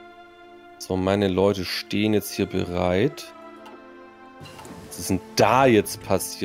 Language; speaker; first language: German; native; German